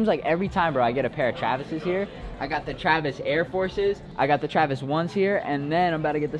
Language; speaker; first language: English; native; English